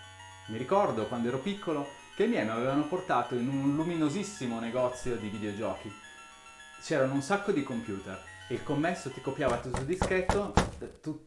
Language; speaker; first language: Italian; native; Italian